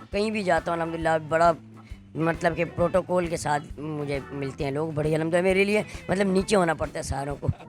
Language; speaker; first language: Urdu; non-native, local second language; Pashto